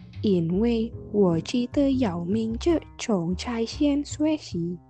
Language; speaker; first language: Chinese; non-native, learner; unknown